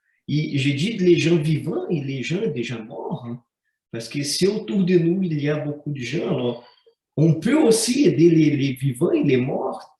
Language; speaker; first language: French; non-native, fluent; Portuguese